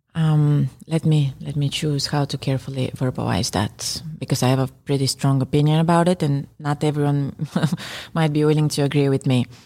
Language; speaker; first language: English; non-native, fluent; Bulgarian